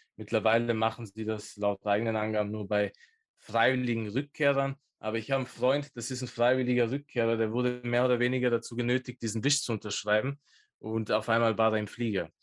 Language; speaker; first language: German; early bilingual, other home language; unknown